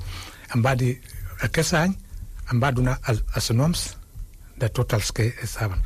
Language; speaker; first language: Catalan; non-native, fluent; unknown